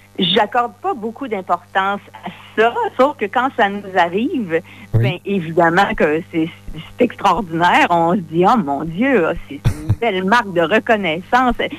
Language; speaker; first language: French; native; French